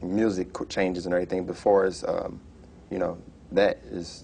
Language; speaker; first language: English; native; English